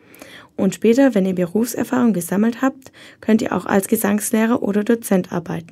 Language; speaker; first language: German; native; German